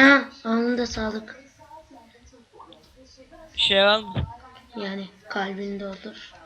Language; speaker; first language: Turkish; native; Turkish